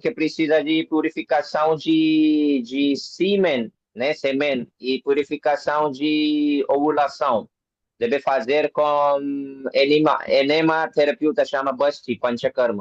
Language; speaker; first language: Portuguese; non-native, learner; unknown